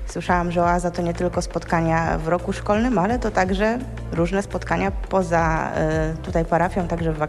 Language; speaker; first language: Polish; native; Polish